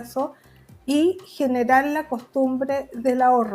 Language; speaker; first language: Spanish; native; Spanish